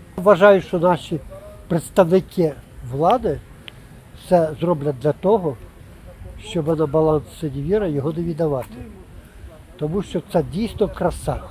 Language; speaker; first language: Ukrainian; native; Ukrainian